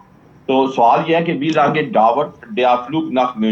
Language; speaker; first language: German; non-native, fluent; Urdu